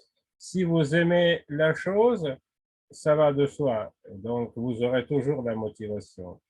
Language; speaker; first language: French; non-native, fluent; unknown